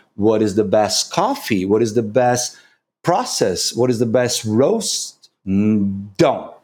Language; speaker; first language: English; non-native, fluent; Portuguese